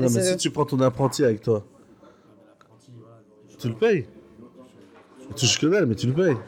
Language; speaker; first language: French; native; French